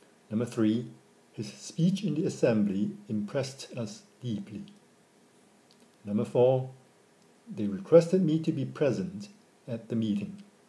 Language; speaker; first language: English; non-native, local second language; Cantonese